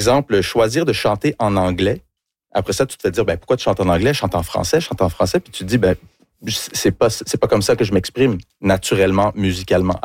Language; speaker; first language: French; early bilingual, other home language; English